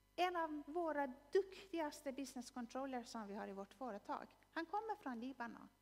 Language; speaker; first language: Swedish; non-native, fluent; Persian